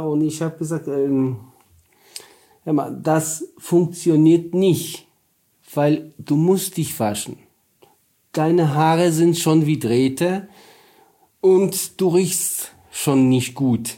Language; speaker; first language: German; non-native, learner; Polish